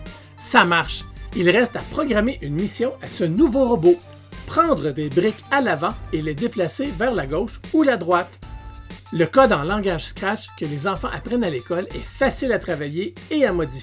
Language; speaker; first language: French; native; French